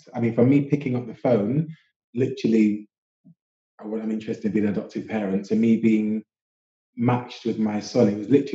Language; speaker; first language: English; native; English